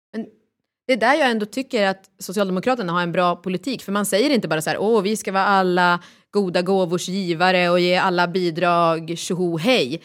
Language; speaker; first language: Swedish; native; Swedish